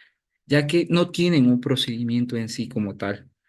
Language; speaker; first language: Spanish; native; Spanish